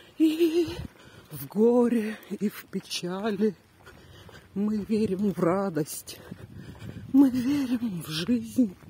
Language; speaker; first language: Russian; non-native, local second language; Tajik